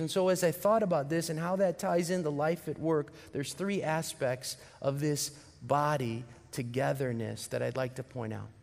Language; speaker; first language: English; native; English